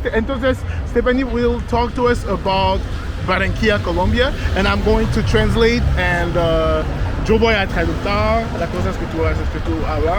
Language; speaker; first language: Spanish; non-native, learner; English